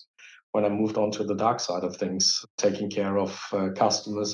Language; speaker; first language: English; non-native, fluent; German